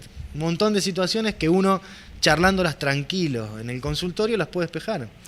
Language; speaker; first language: Spanish; native; Spanish